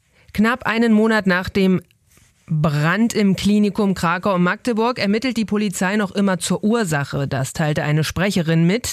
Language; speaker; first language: German; native; German